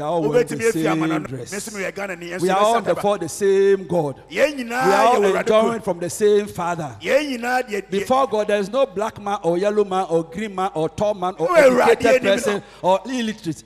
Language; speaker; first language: English; non-native, local second language; Akan